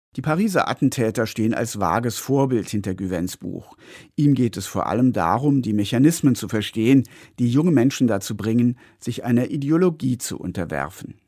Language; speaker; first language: German; native; German